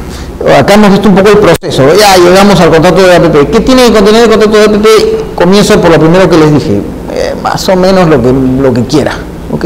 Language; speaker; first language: Spanish; native; Spanish